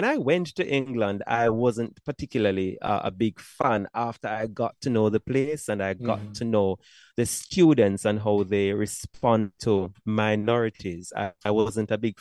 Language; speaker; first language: English; non-native, local second language; Jamaican Creole English